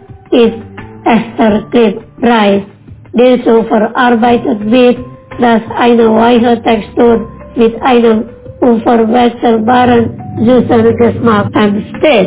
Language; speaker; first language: German; non-native, fluent; Indonesian